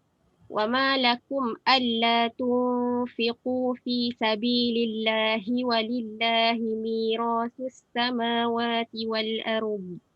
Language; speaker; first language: Arabic; non-native, fluent; Malay